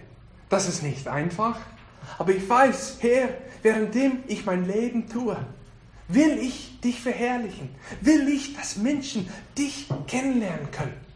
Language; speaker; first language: German; non-native, fluent; English